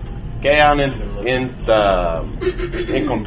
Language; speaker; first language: Spanish; non-native, learner; English